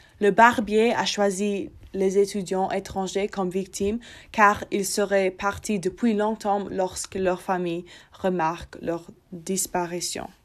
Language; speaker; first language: French; non-native, learner; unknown